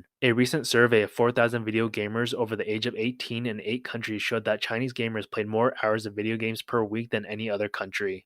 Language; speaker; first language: English; native; English